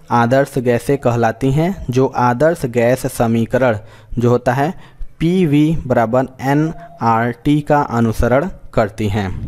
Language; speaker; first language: Hindi; native; Hindi